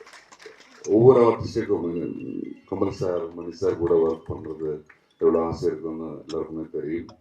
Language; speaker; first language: Tamil; non-native, learner; Malayalam